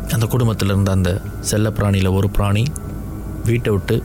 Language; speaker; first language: Tamil; early bilingual, heritage; Tamil